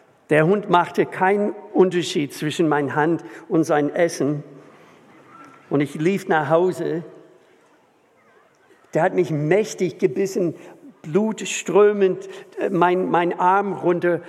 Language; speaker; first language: German; non-native, fluent; English